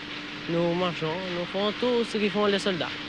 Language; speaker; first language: French; non-native, learner; Albanian